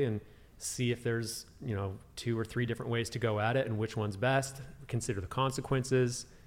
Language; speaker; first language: English; native; English